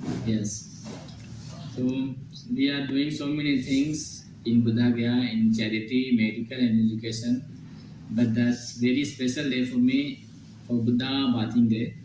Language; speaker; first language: English; non-native, learner; Hindi